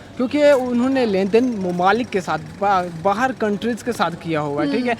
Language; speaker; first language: Urdu; non-native, local second language; Punjabi